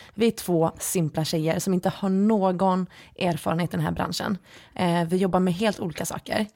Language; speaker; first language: Swedish; early bilingual, other home language; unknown